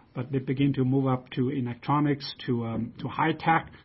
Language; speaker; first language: English; non-native, fluent; Chinese